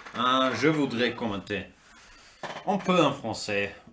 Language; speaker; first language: French; non-native, learner; German